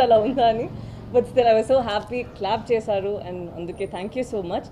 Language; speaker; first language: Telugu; non-native, local second language; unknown